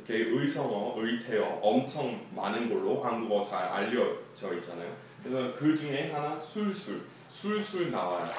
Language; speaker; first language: Korean; non-native, fluent; English